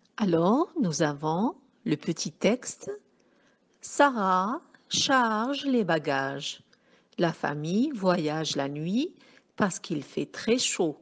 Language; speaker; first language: French; non-native, local second language; Arabic